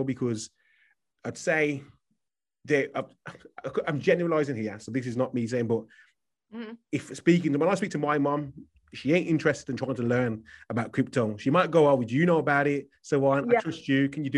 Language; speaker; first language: English; native; English